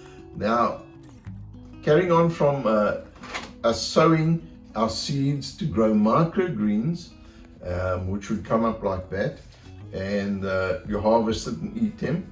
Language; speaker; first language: English; native; English